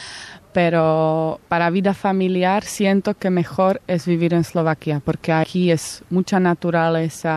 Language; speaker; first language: Spanish; non-native, fluent; Slovak